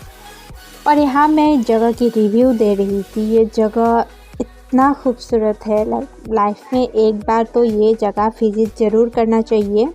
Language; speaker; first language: Hindi; non-native, local second language; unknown